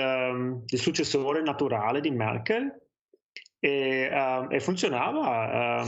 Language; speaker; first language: Italian; non-native, fluent; German